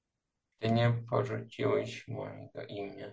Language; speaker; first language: Polish; non-native, learner; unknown